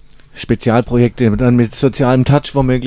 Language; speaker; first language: German; native; German